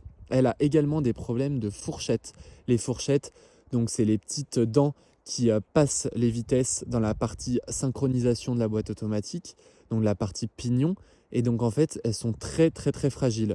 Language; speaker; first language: French; native; French